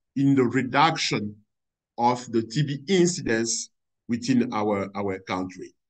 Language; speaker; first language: English; non-native, fluent; French